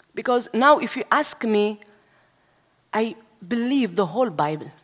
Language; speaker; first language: English; non-native, learner; Tigrinya